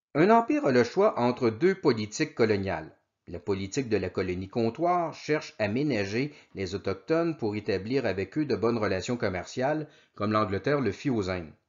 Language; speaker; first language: French; native; French